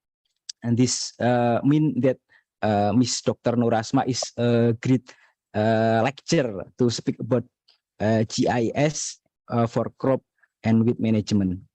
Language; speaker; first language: English; non-native, learner; Indonesian